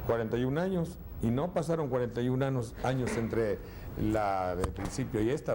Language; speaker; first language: Spanish; native; Spanish